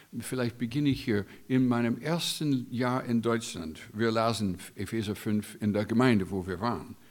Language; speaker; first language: German; non-native, fluent; English